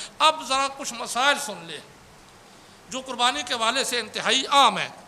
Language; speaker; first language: Urdu; non-native, local second language; Punjabi